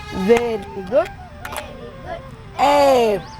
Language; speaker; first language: English; non-native, fluent; Kannada